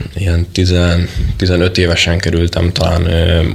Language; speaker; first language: Hungarian; native; Hungarian